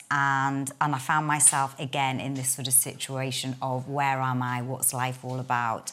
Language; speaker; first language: English; native; English